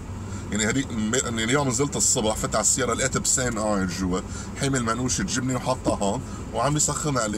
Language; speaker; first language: Arabic; native; Arabic